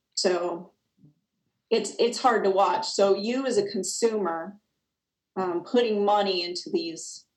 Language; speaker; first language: English; native; English